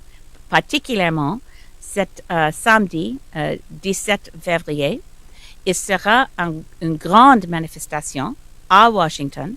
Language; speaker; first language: French; non-native, learner; English